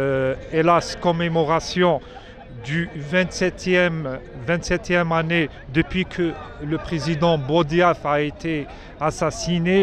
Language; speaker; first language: French; non-native, local second language; Arabic